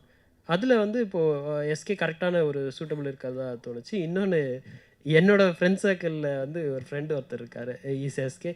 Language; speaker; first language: Tamil; native; Tamil